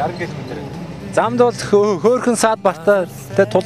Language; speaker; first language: Mongolian; native; Mongolian